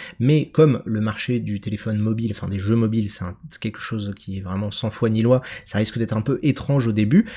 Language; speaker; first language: French; native; French